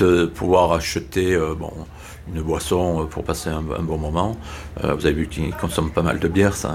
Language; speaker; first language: French; native; French